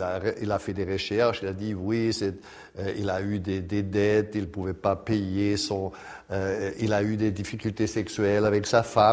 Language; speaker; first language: French; non-native, fluent; German